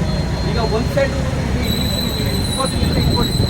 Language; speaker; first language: Kannada; native; Kannada